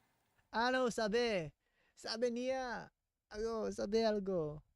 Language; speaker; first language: Spanish; non-native, learner; English